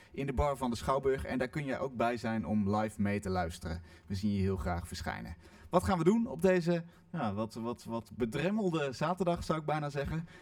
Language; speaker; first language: Dutch; native; Dutch